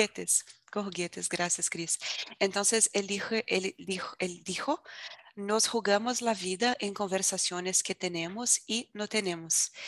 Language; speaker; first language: Spanish; non-native, fluent; Portuguese